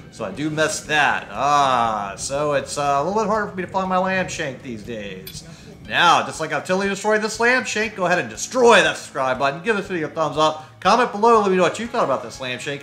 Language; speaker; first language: English; native; English